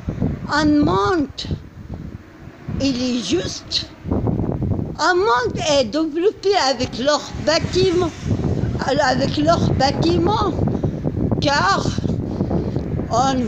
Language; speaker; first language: French; non-native, learner; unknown